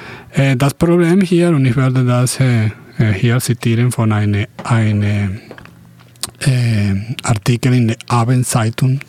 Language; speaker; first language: German; non-native, fluent; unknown